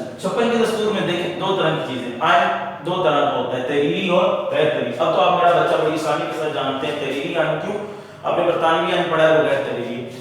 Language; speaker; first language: Urdu; non-native, local second language; Punjabi